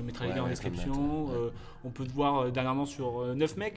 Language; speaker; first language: French; native; French